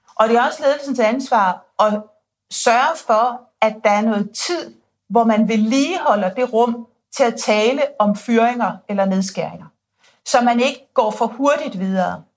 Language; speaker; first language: Danish; native; Danish